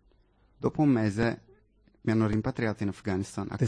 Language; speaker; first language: Italian; non-native, fluent; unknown